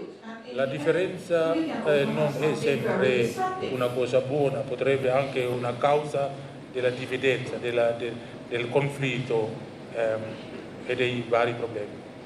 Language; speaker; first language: Italian; non-native, learner; Indonesian